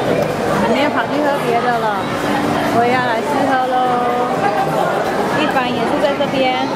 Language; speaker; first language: Chinese; early bilingual, heritage; Chinese